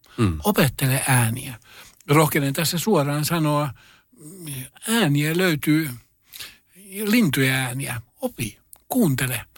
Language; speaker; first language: Finnish; non-native, local second language; Swedish